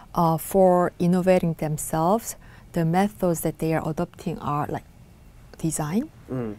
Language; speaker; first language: English; non-native, fluent; Korean